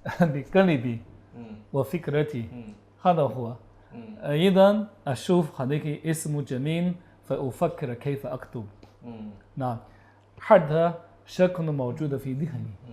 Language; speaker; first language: Arabic; non-native, learner; Chinese